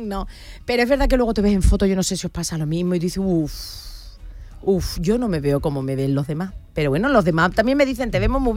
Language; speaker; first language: Spanish; native; Spanish